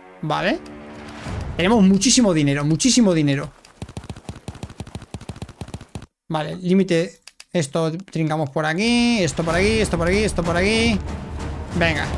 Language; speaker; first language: Spanish; native; Spanish